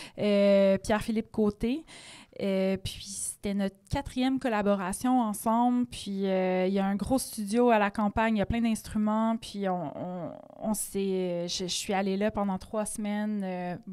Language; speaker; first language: French; native; French